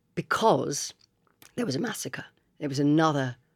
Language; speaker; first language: English; native; English